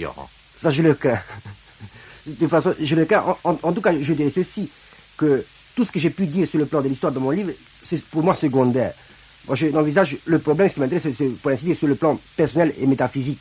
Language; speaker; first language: French; non-native, fluent; Romanian